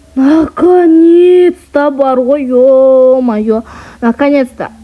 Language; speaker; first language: Russian; non-native, local second language; Kazakh